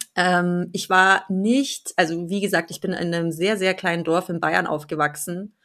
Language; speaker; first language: German; native; German